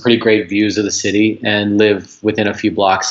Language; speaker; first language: English; native; English